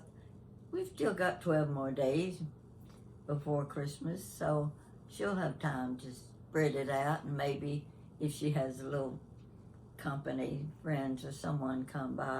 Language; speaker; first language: English; native; English